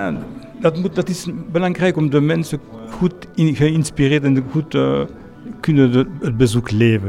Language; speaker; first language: Dutch; non-native, learner; French